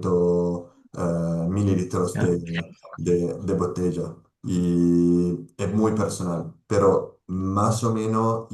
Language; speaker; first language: Spanish; non-native, fluent; Italian